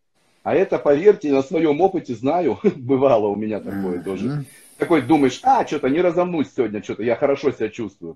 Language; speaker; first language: Russian; native; Russian